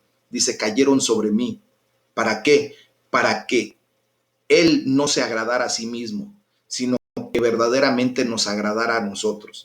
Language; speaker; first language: Spanish; native; Spanish